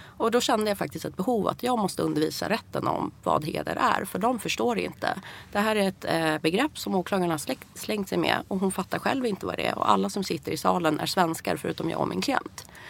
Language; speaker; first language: Swedish; early bilingual, other home language; Persian